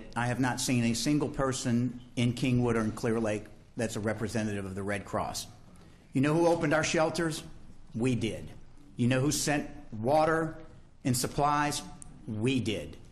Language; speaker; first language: English; native; English